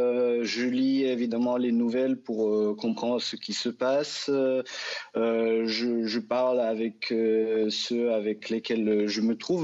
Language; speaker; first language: French; non-native, fluent; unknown